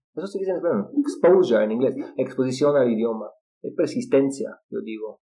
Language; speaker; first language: Spanish; non-native, fluent; Russian